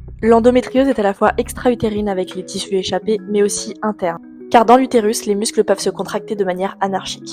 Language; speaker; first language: French; native; French